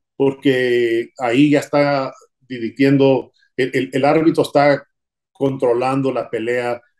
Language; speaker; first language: Spanish; early bilingual, heritage; Spanish